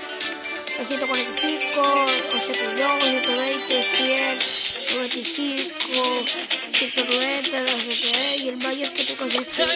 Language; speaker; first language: Spanish; native; Spanish